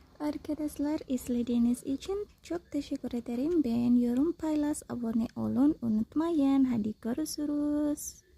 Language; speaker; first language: Turkish; non-native, learner; Indonesian